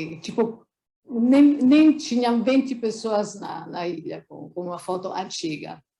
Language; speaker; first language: Portuguese; non-native, fluent; Italian